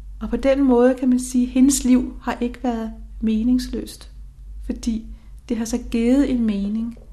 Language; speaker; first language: Danish; native; Danish